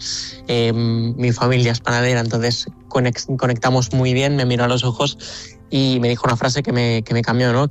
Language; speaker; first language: Spanish; native; Spanish